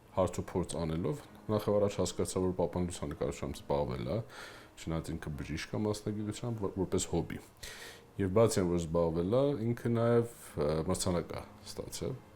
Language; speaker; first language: Armenian; early bilingual, heritage; Armenian